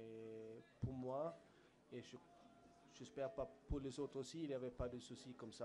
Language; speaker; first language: French; non-native, fluent; Swedish